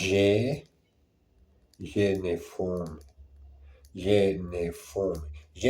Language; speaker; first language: French; non-native, learner; Portuguese